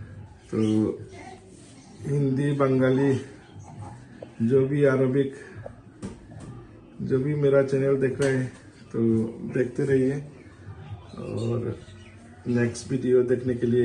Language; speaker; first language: Hindi; non-native, learner; Bangla